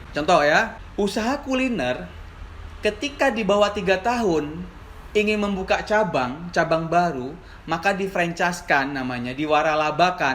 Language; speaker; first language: Indonesian; native; Indonesian